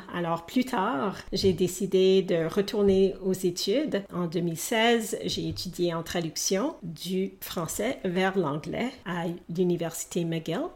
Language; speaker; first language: French; non-native, local second language; English